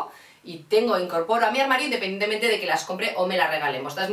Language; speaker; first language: Spanish; native; Spanish